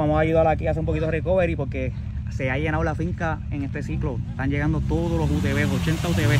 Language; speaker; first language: Spanish; native; Spanish